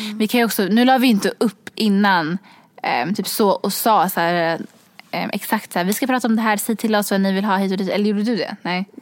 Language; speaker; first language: Swedish; early bilingual, other home language; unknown